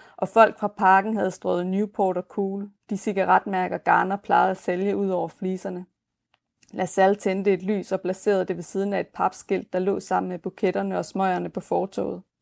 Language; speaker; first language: Danish; native; Danish